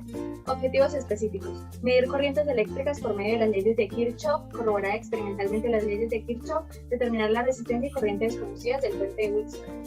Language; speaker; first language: Spanish; native; Spanish